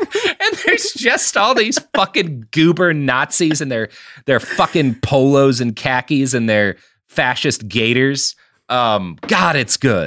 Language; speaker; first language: English; native; English